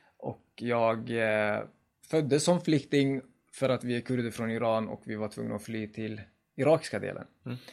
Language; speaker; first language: Swedish; early bilingual, other home language; Kurdish